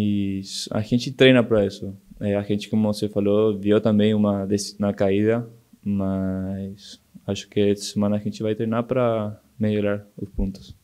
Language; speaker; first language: Portuguese; non-native, local second language; Spanish